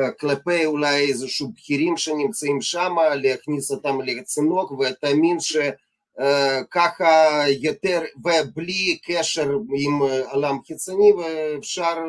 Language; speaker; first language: Hebrew; non-native, fluent; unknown